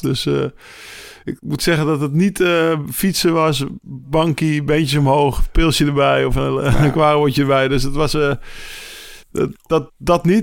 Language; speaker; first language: Dutch; native; Dutch